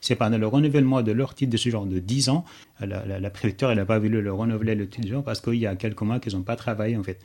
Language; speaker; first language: French; non-native, fluent; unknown